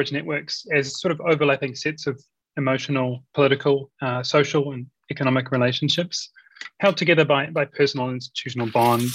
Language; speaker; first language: English; native; English